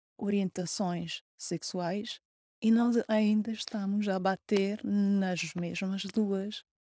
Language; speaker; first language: Portuguese; non-native, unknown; Italian